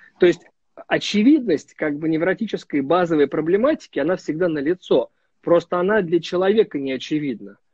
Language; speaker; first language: Russian; native; Russian